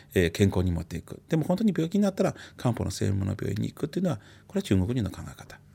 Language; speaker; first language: Japanese; non-native, fluent; Chinese